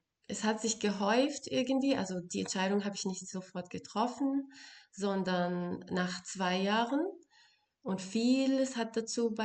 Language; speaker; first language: German; non-native, fluent; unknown